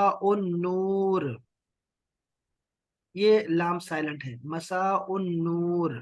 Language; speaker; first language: Urdu; native; Urdu